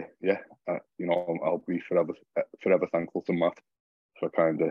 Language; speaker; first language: English; native; English